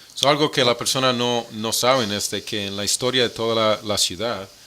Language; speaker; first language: Spanish; early bilingual, other home language; English